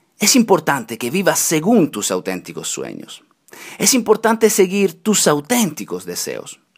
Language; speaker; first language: Spanish; non-native, fluent; Italian